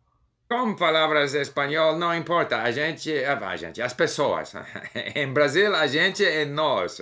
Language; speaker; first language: Portuguese; non-native, learner; English